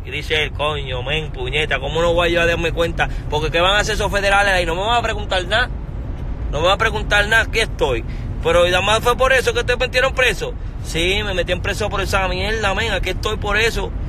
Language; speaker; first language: Spanish; early bilingual, heritage; Spanish